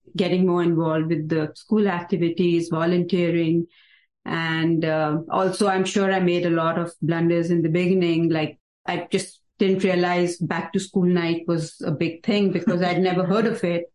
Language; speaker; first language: English; non-native, local second language; Hindi